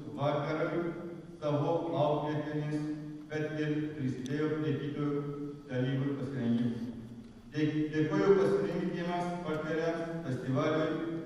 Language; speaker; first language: Lithuanian; non-native, fluent; Turkish